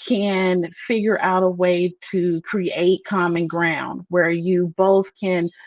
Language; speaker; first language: English; native; English